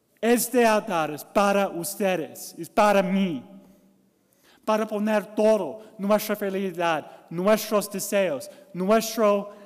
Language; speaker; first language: Spanish; non-native, learner; English